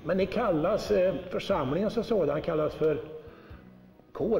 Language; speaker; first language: Swedish; native; Swedish